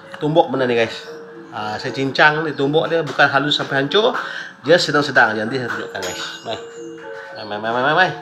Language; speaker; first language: Malay; non-native, local second language; Iban